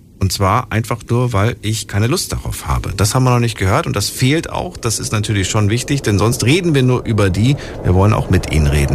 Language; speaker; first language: German; native; German